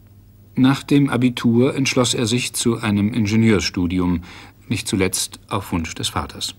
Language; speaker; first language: German; native; German